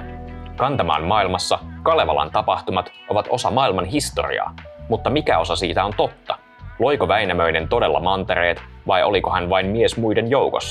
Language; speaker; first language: Finnish; native; Finnish